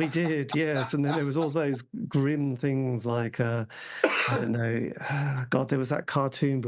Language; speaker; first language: English; native; English